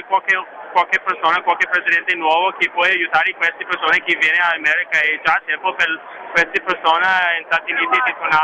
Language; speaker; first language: Italian; non-native, learner; English